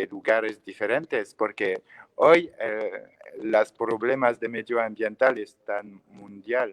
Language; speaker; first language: Spanish; non-native, learner; French